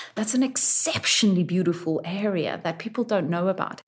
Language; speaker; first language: English; native; English